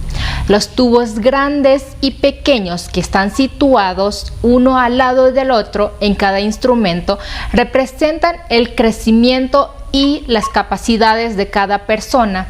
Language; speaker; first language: Spanish; non-native, fluent; Indonesian